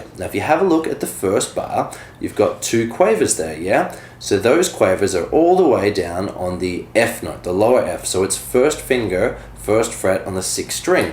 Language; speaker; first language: English; native; English